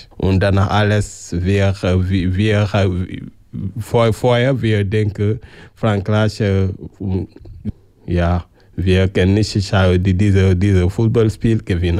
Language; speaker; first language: German; non-native, learner; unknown